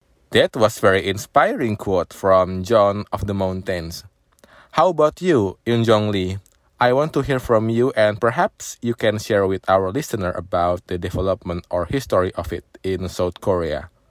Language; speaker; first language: English; non-native, fluent; Indonesian